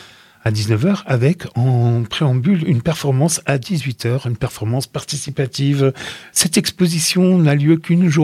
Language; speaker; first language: French; native; French